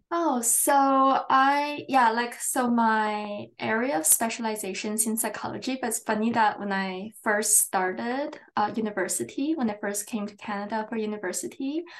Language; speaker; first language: English; non-native, fluent; Chinese